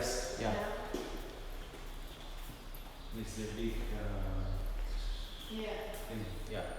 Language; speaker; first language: English; non-native, learner; Russian